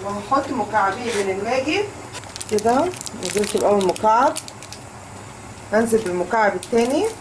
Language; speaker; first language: Arabic; native; Arabic